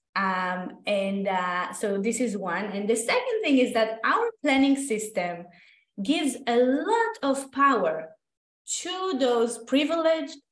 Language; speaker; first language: English; non-native, fluent; Hebrew